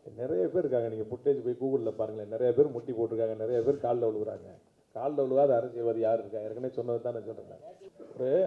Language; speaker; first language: Tamil; native; Tamil